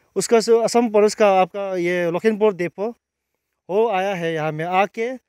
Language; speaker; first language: Hindi; non-native, local second language; Nyishi